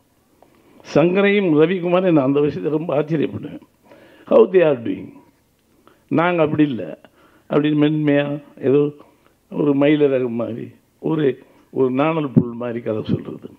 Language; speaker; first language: Tamil; native; Tamil